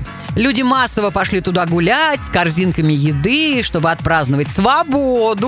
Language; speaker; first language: Russian; native; Russian